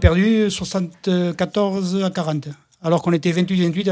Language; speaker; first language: French; native; French